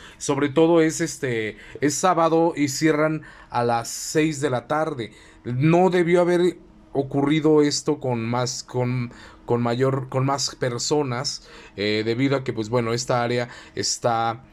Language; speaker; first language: Spanish; native; Spanish